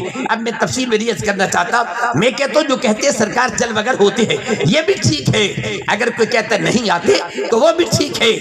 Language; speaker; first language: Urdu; non-native, local second language; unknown